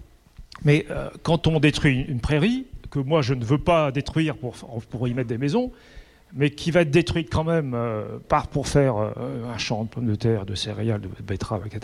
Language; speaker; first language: French; native; French